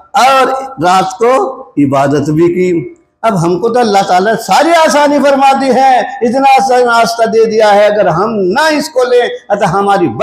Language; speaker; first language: Urdu; non-native, local second language; Punjabi